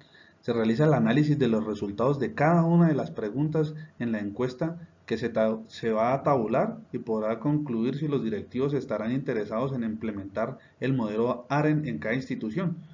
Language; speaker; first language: Spanish; native; Spanish